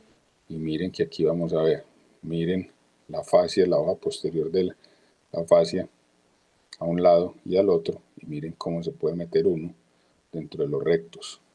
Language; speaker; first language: Spanish; native; Spanish